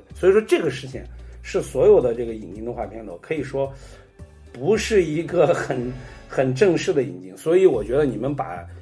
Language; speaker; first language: Chinese; native; Chinese